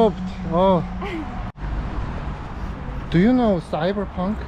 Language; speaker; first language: English; non-native, learner; Korean